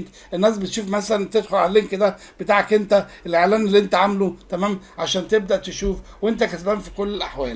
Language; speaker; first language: Arabic; native; Arabic